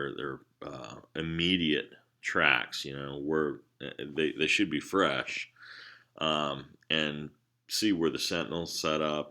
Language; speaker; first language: English; native; English